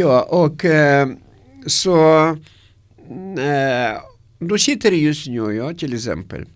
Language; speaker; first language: Swedish; non-native, learner; Russian